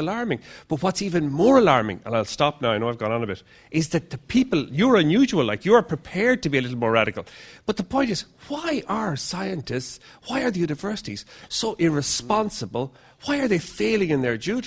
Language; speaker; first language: English; native; English